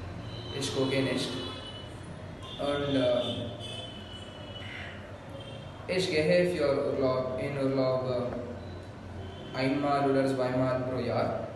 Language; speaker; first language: German; non-native, learner; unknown